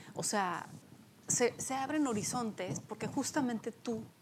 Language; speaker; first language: Spanish; early bilingual, other home language; Polish